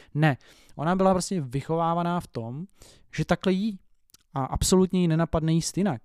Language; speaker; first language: Czech; native; Czech